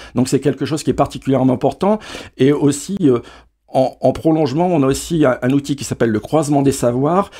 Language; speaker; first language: French; native; French